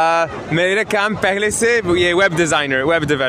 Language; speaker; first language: Hindi; non-native, learner; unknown